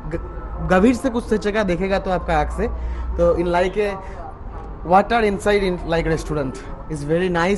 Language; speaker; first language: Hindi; non-native, local second language; Bangla